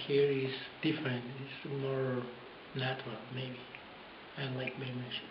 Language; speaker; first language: English; non-native, learner; Spanish